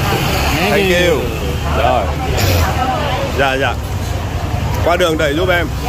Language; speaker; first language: Vietnamese; native; Vietnamese